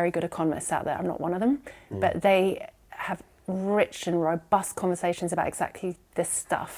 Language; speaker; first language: English; native; English